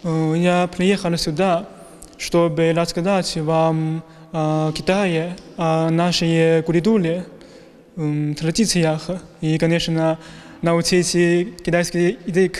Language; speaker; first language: Russian; non-native, learner; Chinese